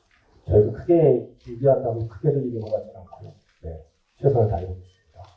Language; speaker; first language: Korean; native; Korean